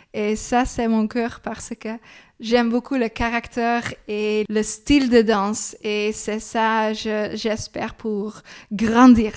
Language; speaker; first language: French; non-native, learner; Dutch